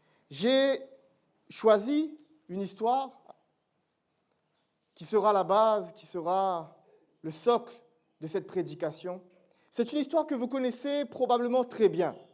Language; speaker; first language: French; native; French